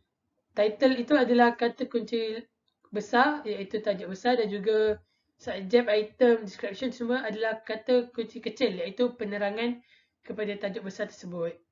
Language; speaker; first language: Malay; native; Malay